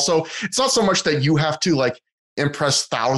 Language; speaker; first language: English; native; English